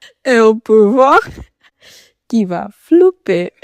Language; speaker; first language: French; native; French